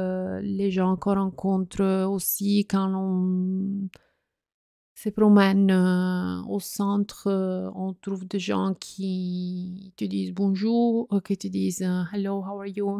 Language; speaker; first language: French; non-native, fluent; Italian